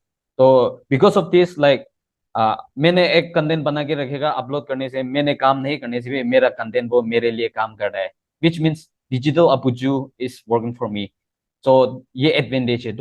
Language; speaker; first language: Hindi; non-native, local second language; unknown